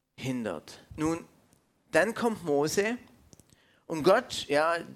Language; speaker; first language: German; non-native, fluent; English